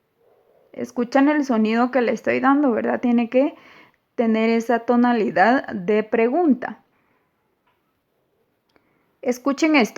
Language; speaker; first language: Spanish; native; Spanish